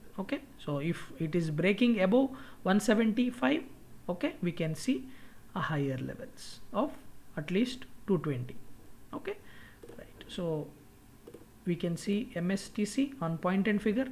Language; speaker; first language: English; non-native, local second language; Telugu